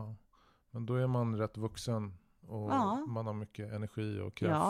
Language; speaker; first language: Swedish; native; Swedish